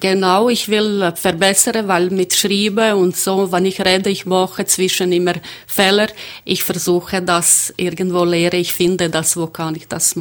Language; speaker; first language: German; non-native, learner; Croatian